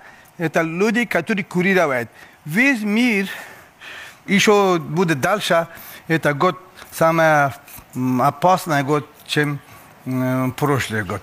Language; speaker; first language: Russian; non-native, learner; Persian